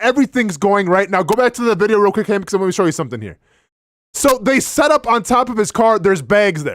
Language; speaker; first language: English; native; English